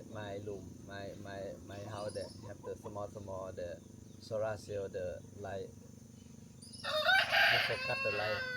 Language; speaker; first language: English; non-native, learner; Thai